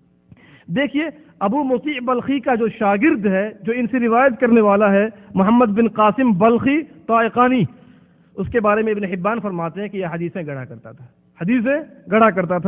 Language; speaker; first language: Urdu; native; Urdu